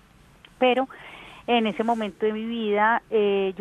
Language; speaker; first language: Spanish; native; Spanish